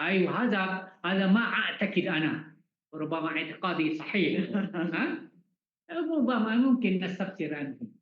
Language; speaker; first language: Arabic; non-native, fluent; Malay